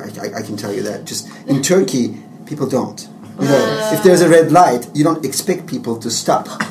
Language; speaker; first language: English; non-native, fluent; Turkish